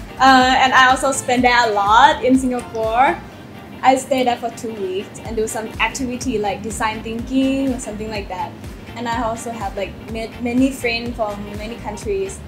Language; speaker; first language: English; non-native, learner; Thai